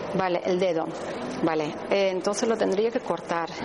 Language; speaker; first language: Spanish; non-native, fluent; Dutch